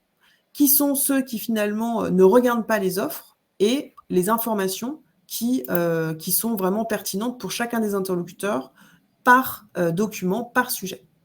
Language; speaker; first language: French; native; French